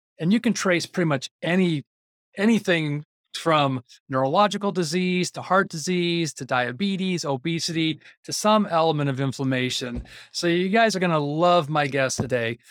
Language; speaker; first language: English; native; English